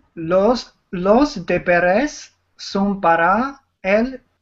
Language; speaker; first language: Spanish; non-native, learner; Chinese